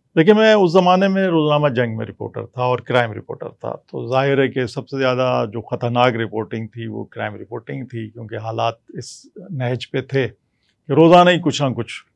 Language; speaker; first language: Urdu; native; Urdu